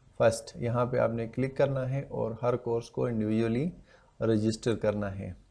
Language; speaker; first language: Urdu; non-native, local second language; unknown